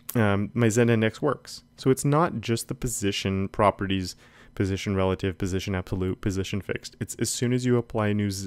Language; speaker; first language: English; native; English